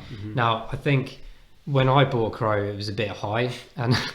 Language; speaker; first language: English; native; English